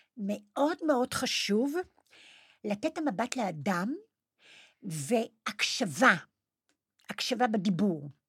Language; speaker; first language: Hebrew; non-native, fluent; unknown